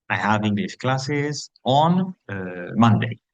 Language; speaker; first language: English; non-native, fluent; Spanish